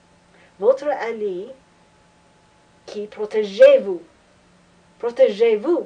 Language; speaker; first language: French; non-native, learner; English